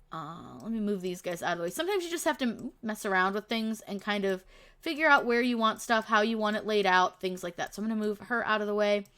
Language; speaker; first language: English; native; English